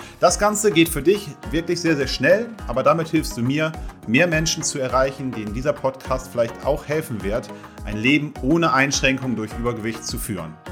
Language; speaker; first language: German; native; German